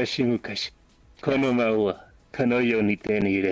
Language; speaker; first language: Japanese; non-native, learner; English